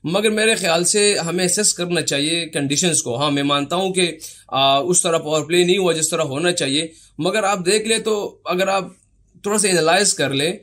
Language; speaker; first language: Urdu; non-native, local second language; Pashto